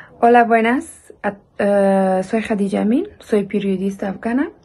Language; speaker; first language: Spanish; non-native, learner; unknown